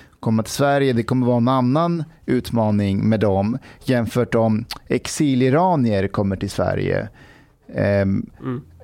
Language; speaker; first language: Swedish; early bilingual, other home language; Persian